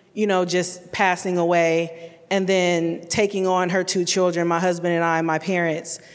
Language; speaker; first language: English; native; English